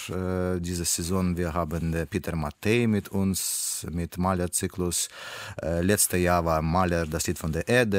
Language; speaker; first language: German; non-native, learner; Russian